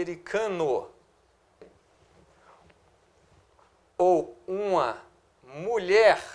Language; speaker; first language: Portuguese; native; Portuguese